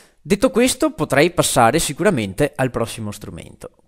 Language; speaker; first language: Italian; native; Italian